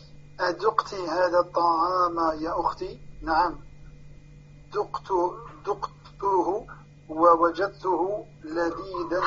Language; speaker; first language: Arabic; non-native, learner; French